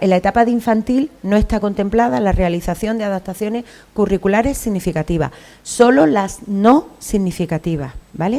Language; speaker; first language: Spanish; native; Spanish